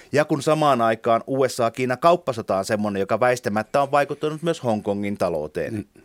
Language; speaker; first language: Finnish; native; Finnish